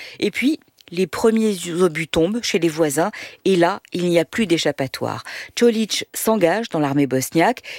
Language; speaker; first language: French; native; French